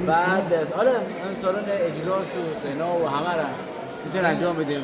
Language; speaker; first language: Persian; native; Persian